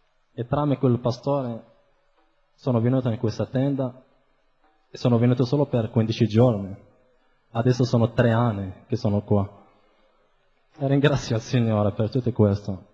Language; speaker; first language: Italian; non-native, fluent; Arabic